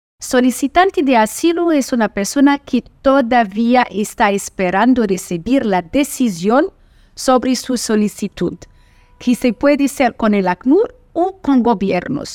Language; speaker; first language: Spanish; non-native, fluent; Portuguese